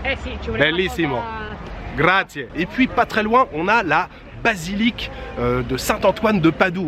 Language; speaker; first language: French; native; French